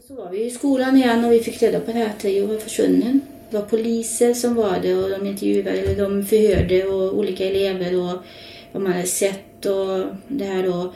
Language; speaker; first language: Swedish; native; Swedish